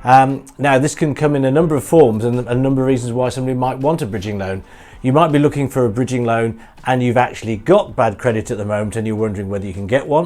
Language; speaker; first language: English; native; English